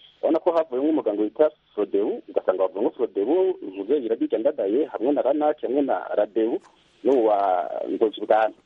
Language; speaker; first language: Rundi; native; Rundi